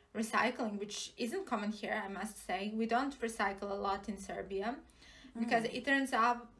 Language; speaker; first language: English; non-native, fluent; Serbian